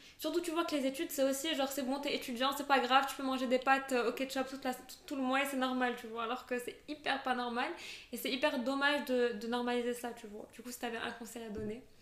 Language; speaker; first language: French; non-native, local second language; Arabic